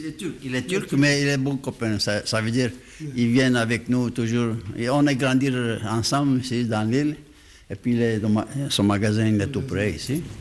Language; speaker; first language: French; non-native, fluent; Greek